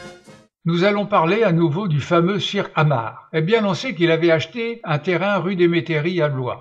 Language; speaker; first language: French; native; French